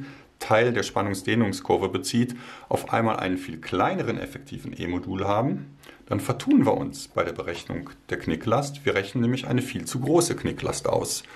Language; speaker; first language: German; native; German